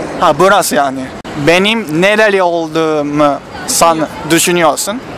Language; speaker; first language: Turkish; non-native, learner; Japanese